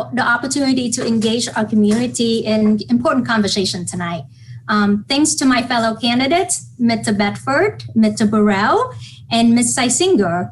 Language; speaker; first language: English; non-native, fluent; Vietnamese